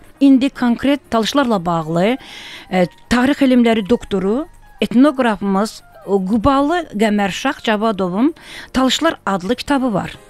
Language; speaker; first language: Azerbaijani; non-native, local second language; Talysh